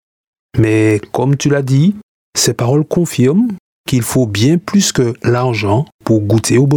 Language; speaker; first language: French; native; French